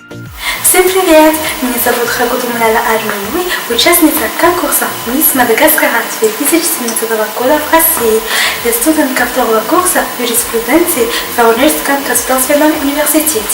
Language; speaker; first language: Russian; non-native, fluent; Malagasy